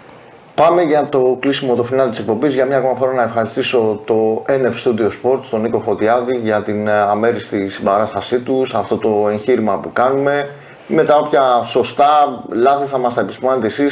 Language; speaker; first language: Greek; native; Greek